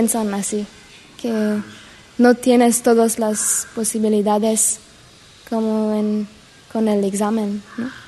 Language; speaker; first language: Spanish; non-native, learner; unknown